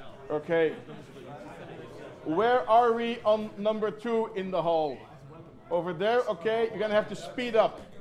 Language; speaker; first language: English; non-native, fluent; Dutch